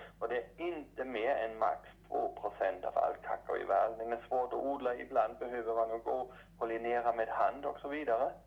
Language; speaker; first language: Swedish; non-native, fluent; German